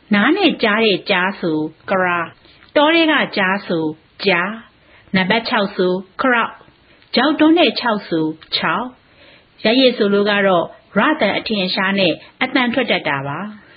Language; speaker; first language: Burmese; native; Burmese